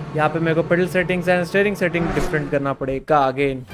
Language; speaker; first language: Hindi; native; Hindi